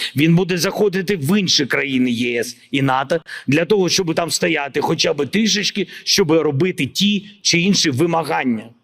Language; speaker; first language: Ukrainian; non-native, local second language; Russian